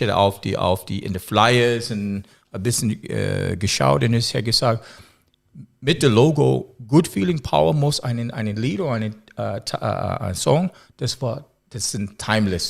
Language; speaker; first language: German; non-native, learner; English